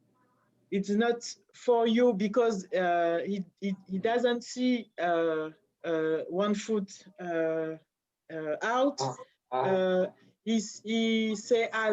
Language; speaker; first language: English; non-native, learner; French